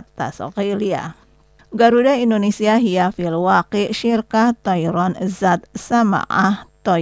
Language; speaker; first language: Arabic; non-native, fluent; Indonesian